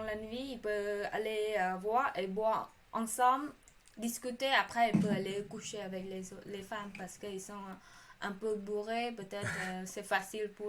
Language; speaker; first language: French; non-native, learner; Khmer